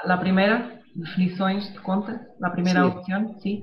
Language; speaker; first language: Spanish; non-native, fluent; Portuguese